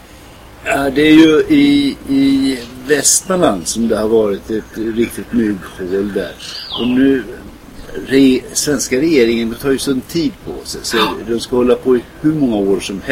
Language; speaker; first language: Swedish; native; Swedish